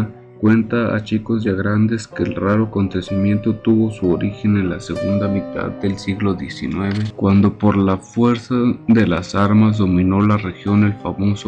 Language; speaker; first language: Spanish; native; Spanish